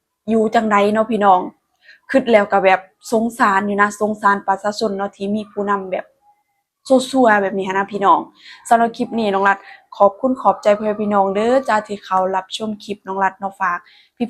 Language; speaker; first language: Thai; non-native, local second language; Northeastern Thai